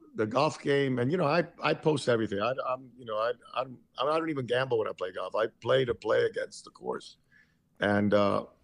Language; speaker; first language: English; early bilingual, other home language; Spanish